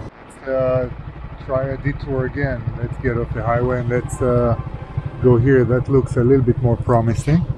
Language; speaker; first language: English; non-native, fluent; Hebrew